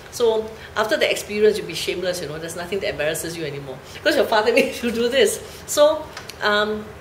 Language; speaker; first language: English; native; English